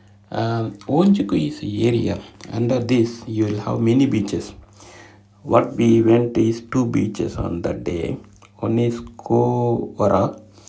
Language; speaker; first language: English; non-native, local second language; Tamil